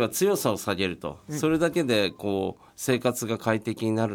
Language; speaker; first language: Japanese; native; Japanese